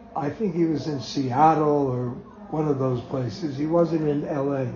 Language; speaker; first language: English; native; English